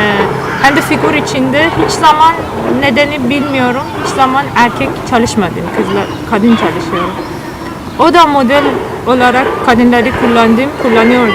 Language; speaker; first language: Turkish; non-native, learner; Persian